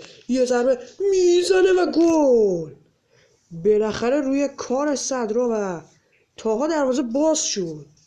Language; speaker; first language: Persian; native; Persian